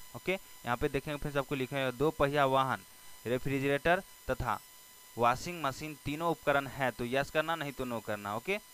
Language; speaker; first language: Hindi; native; Hindi